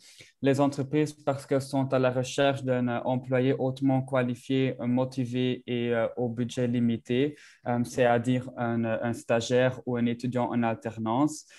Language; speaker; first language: French; non-native, local second language; Dutch